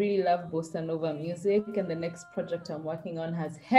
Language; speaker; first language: English; native; English